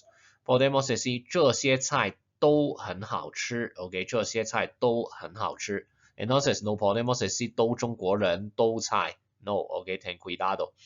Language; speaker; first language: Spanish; non-native, fluent; Chinese